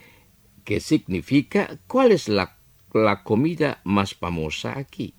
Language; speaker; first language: Spanish; non-native, fluent; Indonesian